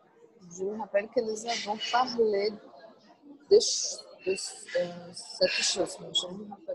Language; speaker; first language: French; non-native, learner; Portuguese